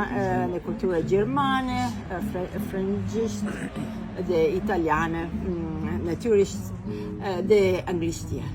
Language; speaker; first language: Albanian; non-native, learner; Italian